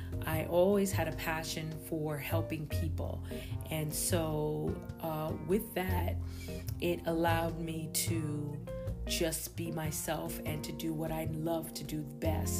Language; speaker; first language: English; native; English